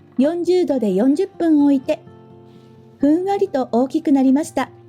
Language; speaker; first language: Japanese; native; Japanese